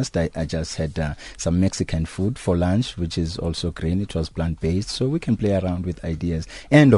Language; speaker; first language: English; non-native, local second language; Xhosa